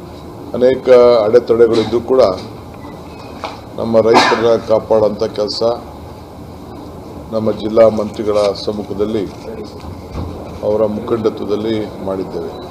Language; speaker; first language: Kannada; native; Kannada